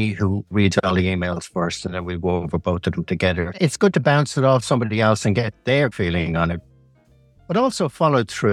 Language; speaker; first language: English; native; English